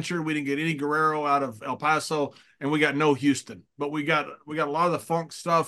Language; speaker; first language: English; native; English